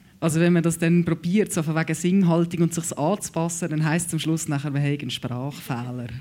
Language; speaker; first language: German; native; German